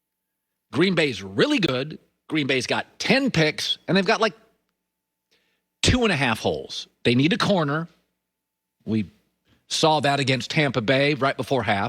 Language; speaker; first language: English; native; English